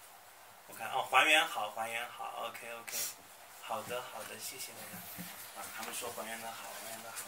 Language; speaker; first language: Chinese; native; Chinese